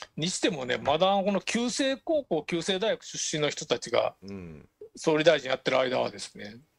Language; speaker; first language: Japanese; native; Japanese